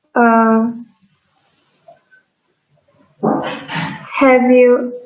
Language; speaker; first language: English; non-native, learner; Indonesian